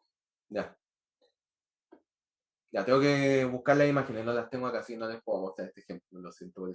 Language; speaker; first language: Spanish; native; Spanish